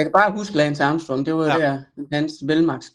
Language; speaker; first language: Danish; native; Danish